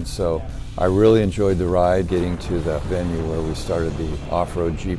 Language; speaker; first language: English; native; English